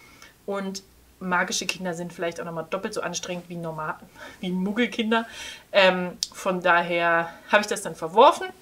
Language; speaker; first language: German; native; German